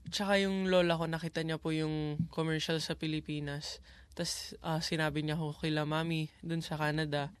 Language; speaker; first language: Filipino; early bilingual, heritage; Filipino